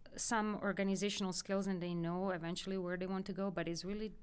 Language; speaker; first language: English; non-native, fluent; Italian